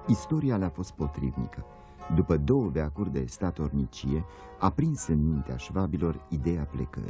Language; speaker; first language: Romanian; native; Romanian